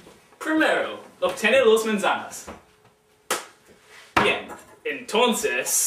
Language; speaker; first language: Spanish; non-native, learner; English